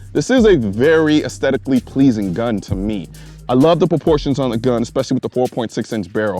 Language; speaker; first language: English; native; English